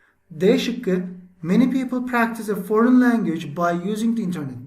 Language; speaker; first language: English; non-native, fluent; Turkish